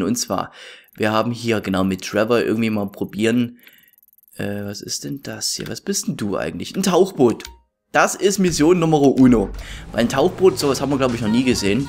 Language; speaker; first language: German; native; German